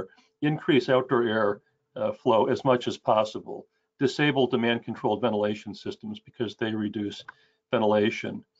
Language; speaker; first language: English; native; English